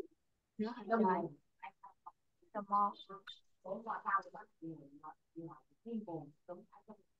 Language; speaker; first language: Chinese; non-native, learner; Vietnamese